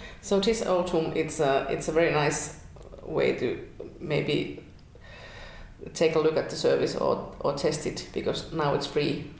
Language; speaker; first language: English; non-native, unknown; Finnish